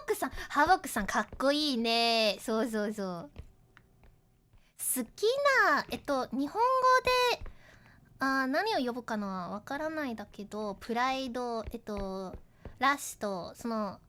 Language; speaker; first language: Japanese; non-native, learner; English